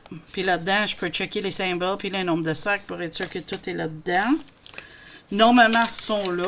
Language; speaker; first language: French; native; French